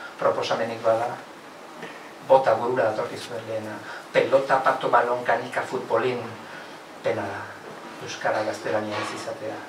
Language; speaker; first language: Basque; native; Basque